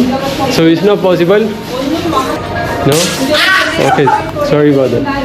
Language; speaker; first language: English; non-native, learner; Burmese